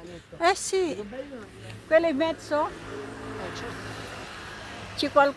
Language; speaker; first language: Italian; non-native, learner; Filipino